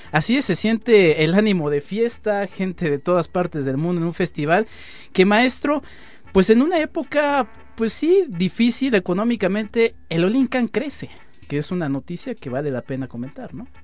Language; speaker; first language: Spanish; native; Spanish